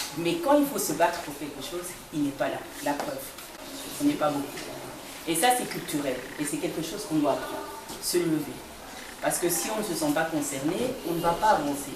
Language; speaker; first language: French; early bilingual, other home language; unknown